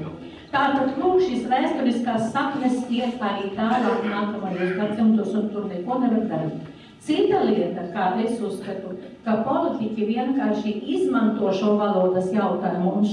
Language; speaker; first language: Latvian; native; Latvian